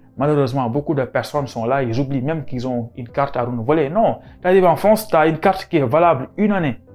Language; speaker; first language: French; non-native, local second language; Wolof